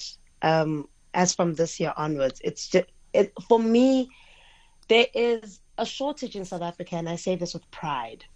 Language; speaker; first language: English; non-native, local second language; Xhosa